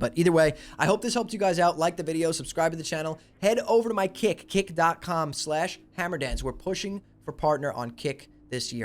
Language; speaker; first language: English; native; English